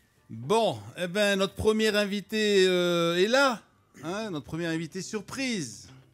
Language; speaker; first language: French; non-native, local second language; Arabic